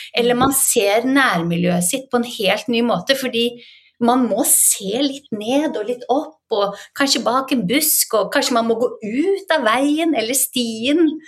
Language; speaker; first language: Norwegian; native; Norwegian